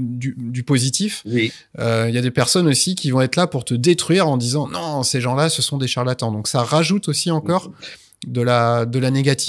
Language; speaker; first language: French; native; French